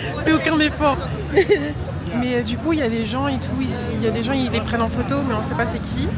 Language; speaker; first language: French; native; French